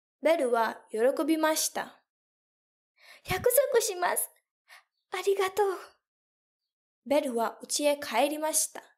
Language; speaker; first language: Japanese; non-native, fluent; English